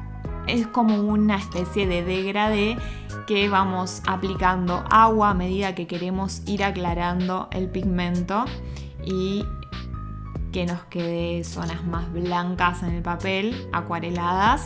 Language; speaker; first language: Spanish; native; Spanish